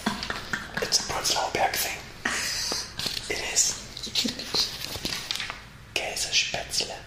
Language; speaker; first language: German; native; German